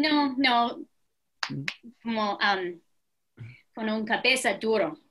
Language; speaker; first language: Spanish; non-native, fluent; English